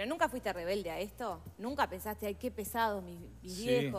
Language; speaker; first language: Spanish; native; Spanish